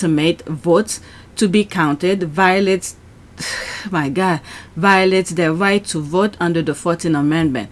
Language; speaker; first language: English; native; English